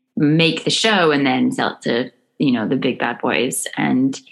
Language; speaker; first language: English; native; English